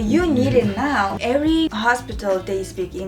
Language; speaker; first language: English; non-native, fluent; Mongolian